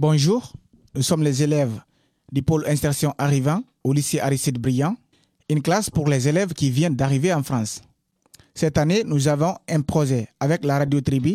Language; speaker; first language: French; non-native, learner; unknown